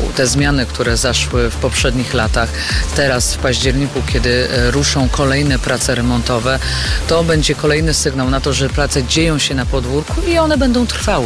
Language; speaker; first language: Polish; native; Polish